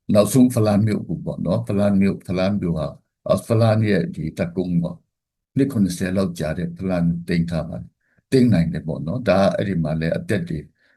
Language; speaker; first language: Burmese; non-native, local second language; Hakha Chin